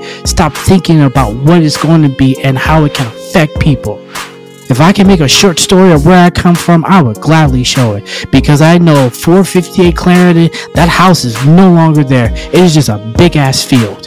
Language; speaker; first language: English; native; English